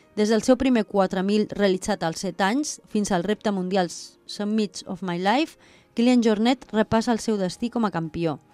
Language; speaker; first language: Catalan; non-native, local second language; Spanish